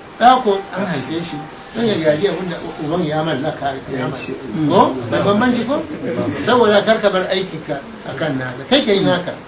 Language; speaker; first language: Hausa; non-native, local second language; Arabic